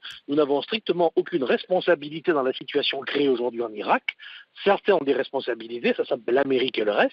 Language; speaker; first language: French; native; French